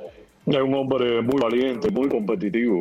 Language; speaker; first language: Spanish; native; Spanish